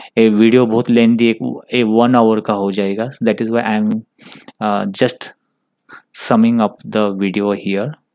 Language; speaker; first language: Hindi; non-native, local second language; Marathi